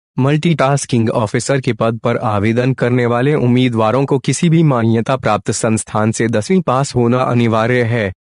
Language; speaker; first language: Hindi; native; Hindi